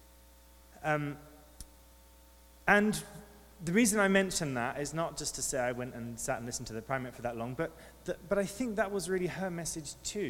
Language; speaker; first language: English; native; English